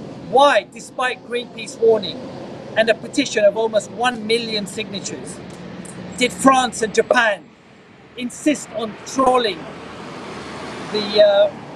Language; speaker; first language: English; non-native, local second language; Morisyen